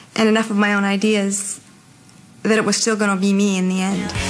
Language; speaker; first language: English; native; English